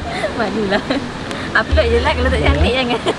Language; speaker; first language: Malay; native; Malay